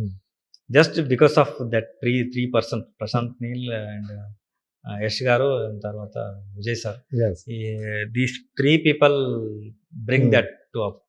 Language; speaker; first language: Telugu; non-native, learner; Kannada